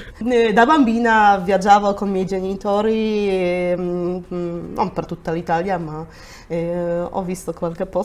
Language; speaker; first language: Italian; non-native, fluent; Polish